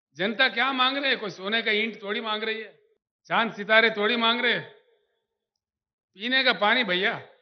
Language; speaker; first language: Hindi; non-native, local second language; Telugu